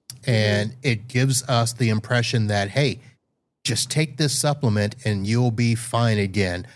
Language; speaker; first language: English; native; English